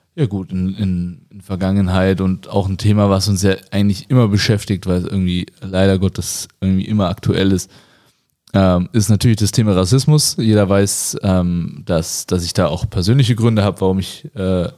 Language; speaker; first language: German; native; German